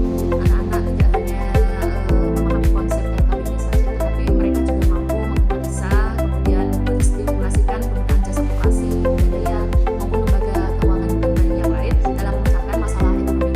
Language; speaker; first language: Indonesian; native; Indonesian